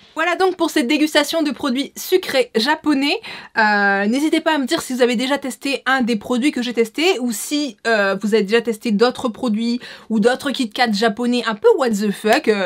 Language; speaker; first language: French; native; French